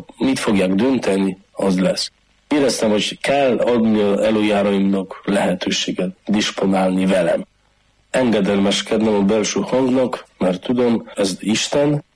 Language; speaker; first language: Hungarian; non-native, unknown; Polish